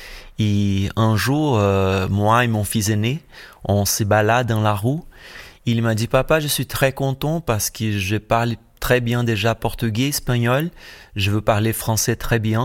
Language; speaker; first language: French; non-native, fluent; Portuguese